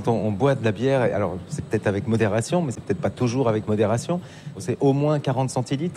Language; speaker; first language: French; native; French